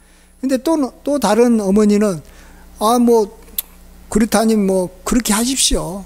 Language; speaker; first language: Korean; native; Korean